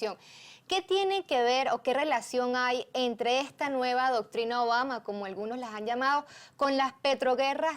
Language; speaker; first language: Spanish; native; Spanish